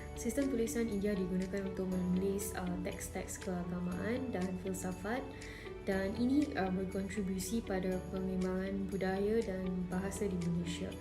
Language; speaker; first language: Malay; non-native, local second language; Tamil